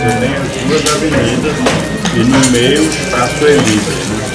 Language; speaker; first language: Portuguese; non-native, fluent; German